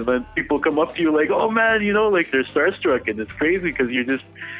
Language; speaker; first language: English; native; English